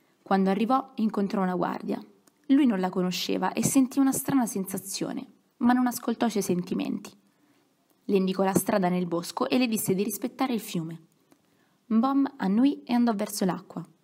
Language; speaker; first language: Italian; native; Italian